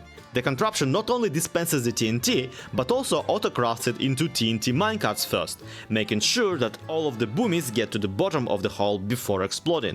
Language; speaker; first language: English; native; English